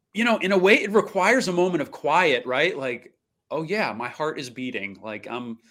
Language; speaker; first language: English; native; English